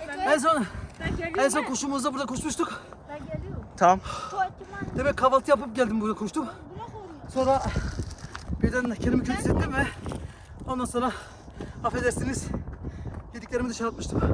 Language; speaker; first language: Turkish; early bilingual, heritage; Turkish